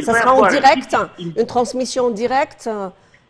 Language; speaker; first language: French; non-native, fluent; Arabic